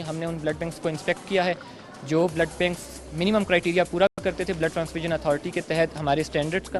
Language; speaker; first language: Urdu; native; Urdu